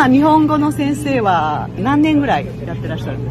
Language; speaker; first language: Japanese; native; Japanese